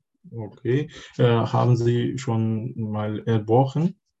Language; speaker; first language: German; non-native, learner; Turkish